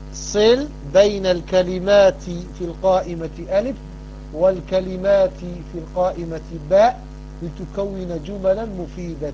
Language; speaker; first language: Arabic; non-native, fluent; French